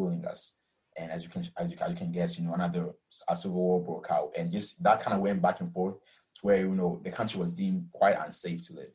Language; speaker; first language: English; early bilingual, other home language; Rundi